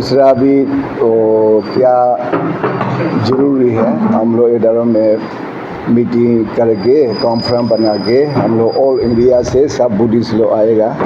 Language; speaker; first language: Hindi; non-native, learner; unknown